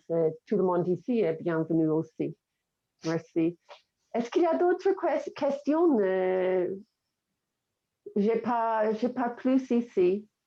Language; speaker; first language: French; non-native, fluent; English